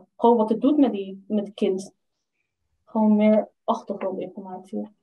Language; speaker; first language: Dutch; early bilingual, other home language; Somali